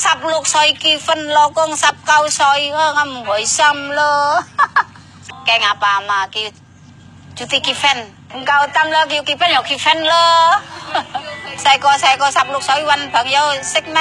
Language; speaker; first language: Cantonese; non-native, learner; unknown